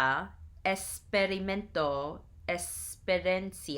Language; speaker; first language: Spanish; non-native, learner; English